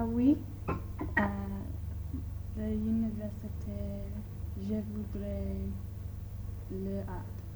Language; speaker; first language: French; non-native, learner; English